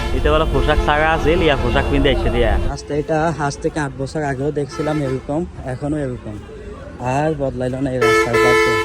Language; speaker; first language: Bangla; native; Bangla